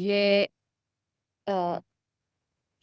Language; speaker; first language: French; non-native, learner; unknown